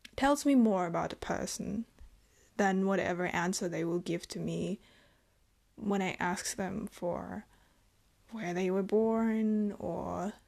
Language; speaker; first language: English; non-native, fluent; Vietnamese